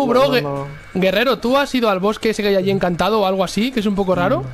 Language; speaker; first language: Spanish; native; Spanish